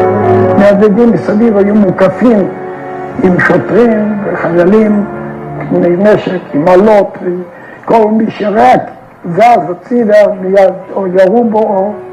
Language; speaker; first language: Hebrew; non-native, fluent; Yiddish